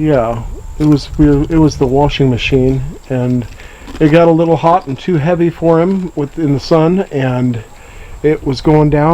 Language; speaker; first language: English; native; English